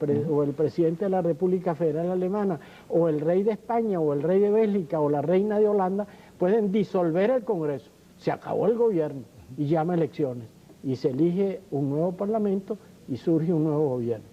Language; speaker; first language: Spanish; native; Spanish